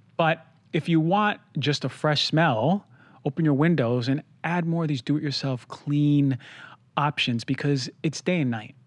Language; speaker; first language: English; native; English